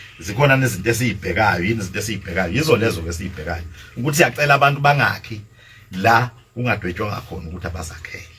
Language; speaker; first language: Zulu; native; Zulu